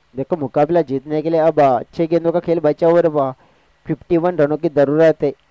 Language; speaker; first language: Hindi; non-native, local second language; Marathi